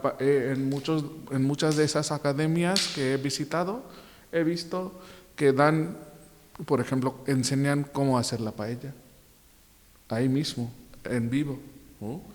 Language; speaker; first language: Spanish; non-native, fluent; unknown